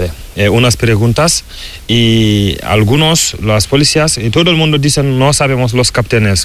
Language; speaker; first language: Spanish; non-native, learner; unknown